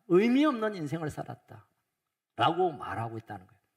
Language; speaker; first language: Korean; native; Korean